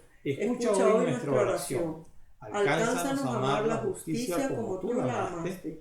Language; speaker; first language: Spanish; native; Spanish